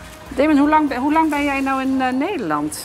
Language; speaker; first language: Dutch; native; Dutch